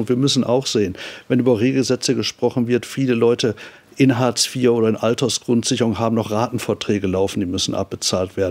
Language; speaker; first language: German; native; German